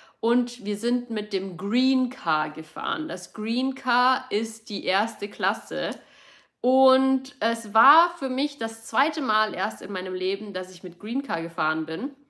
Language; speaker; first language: German; native; German